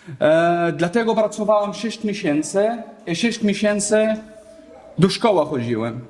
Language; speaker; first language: Polish; non-native, learner; Arabic